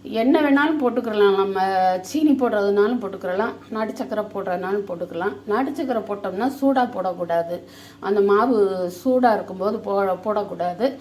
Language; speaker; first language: Tamil; native; Tamil